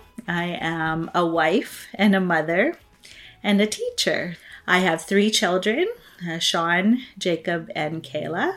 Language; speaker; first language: English; non-native, local second language; Filipino